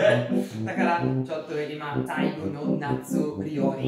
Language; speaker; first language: Japanese; non-native, learner; Italian